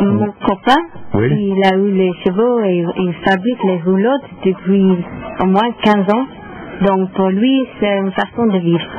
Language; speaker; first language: French; non-native, learner; English